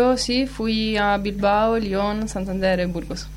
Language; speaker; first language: Spanish; non-native, learner; Italian